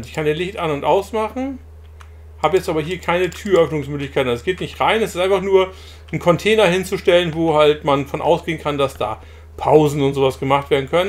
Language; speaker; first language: German; native; German